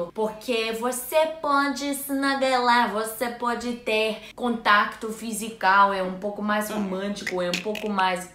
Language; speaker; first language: Portuguese; non-native, learner; English